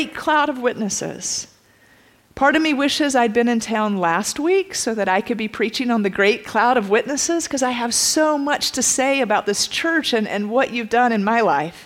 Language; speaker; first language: English; native; English